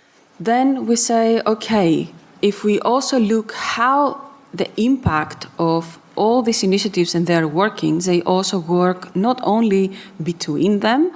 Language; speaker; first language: English; non-native, fluent; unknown